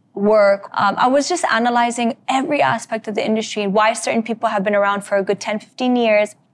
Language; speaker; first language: English; native; English